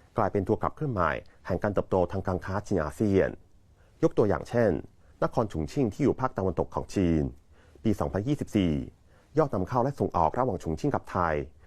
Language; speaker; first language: Thai; non-native, fluent; Chinese